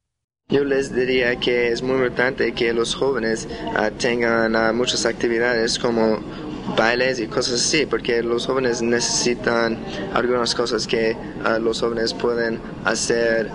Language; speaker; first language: Spanish; non-native, learner; English